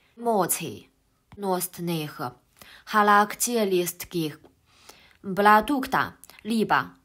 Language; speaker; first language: Russian; non-native, learner; Chinese